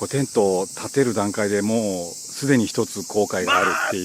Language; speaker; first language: Japanese; native; Japanese